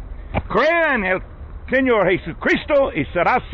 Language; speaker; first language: Spanish; non-native, learner; English